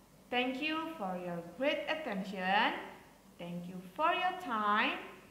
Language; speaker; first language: English; non-native, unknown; Indonesian